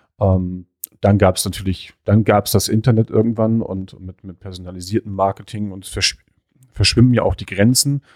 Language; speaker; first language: German; native; German